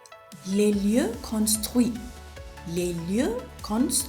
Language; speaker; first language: French; non-native, fluent; Amharic